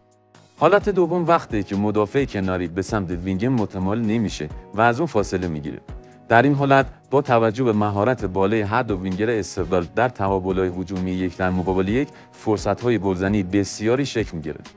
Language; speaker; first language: Persian; native; Persian